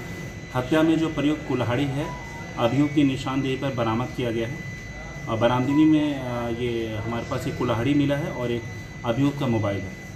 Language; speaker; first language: Hindi; native; Hindi